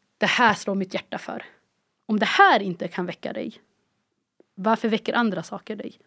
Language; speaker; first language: Swedish; early bilingual, other home language; Arabic